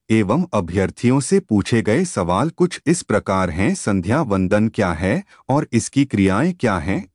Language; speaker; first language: Hindi; native; Hindi